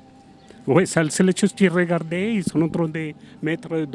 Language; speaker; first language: French; non-native, fluent; Spanish